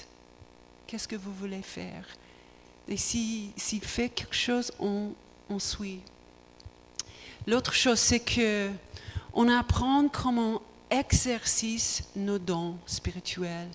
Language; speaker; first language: French; non-native, learner; English